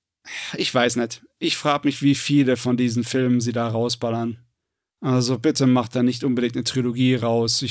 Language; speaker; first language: German; native; German